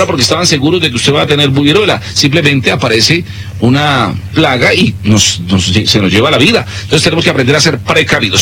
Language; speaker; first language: Spanish; native; Spanish